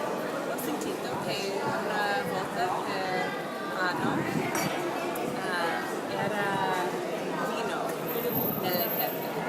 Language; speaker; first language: Italian; non-native, learner; English